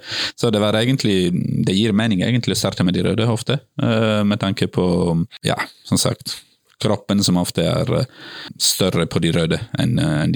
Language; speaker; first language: Norwegian; non-native, fluent; Italian